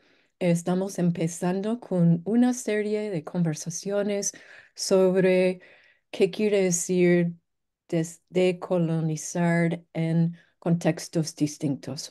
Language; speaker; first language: Spanish; non-native, fluent; English